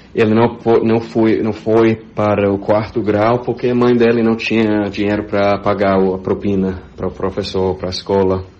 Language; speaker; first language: Portuguese; non-native, fluent; English